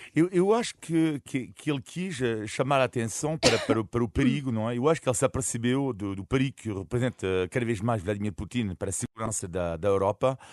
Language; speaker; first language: Portuguese; non-native, fluent; French